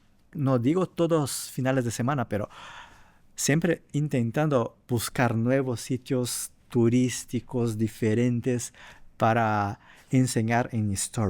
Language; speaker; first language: Spanish; non-native, fluent; Portuguese